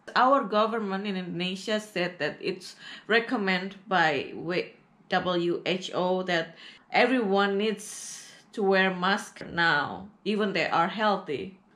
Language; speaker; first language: English; non-native, learner; Indonesian